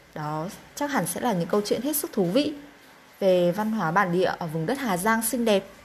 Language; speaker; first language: Vietnamese; native; Vietnamese